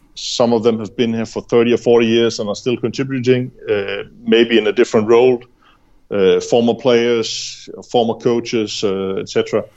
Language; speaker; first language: English; non-native, fluent; Danish